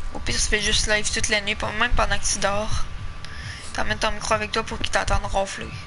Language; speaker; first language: French; native; French